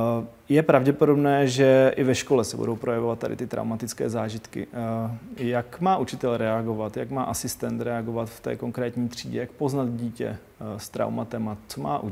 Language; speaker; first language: Czech; native; Czech